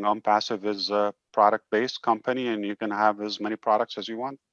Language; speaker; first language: English; non-native, fluent; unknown